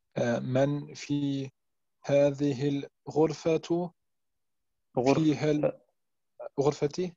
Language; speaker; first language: Arabic; non-native, learner; German